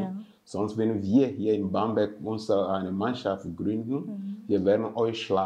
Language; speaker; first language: German; non-native, fluent; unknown